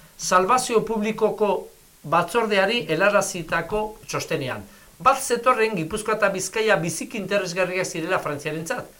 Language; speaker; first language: Basque; native; Basque